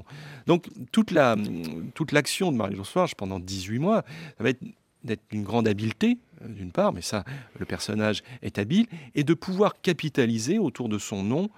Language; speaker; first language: French; native; French